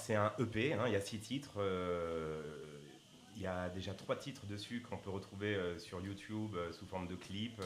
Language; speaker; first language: French; native; French